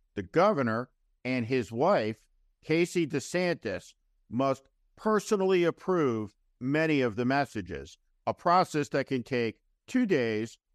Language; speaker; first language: English; native; English